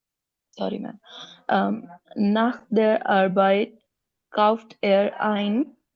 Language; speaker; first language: German; non-native, learner; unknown